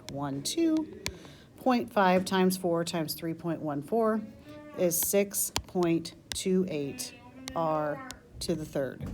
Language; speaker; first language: English; native; English